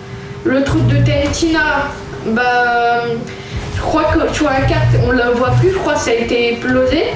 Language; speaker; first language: French; native; French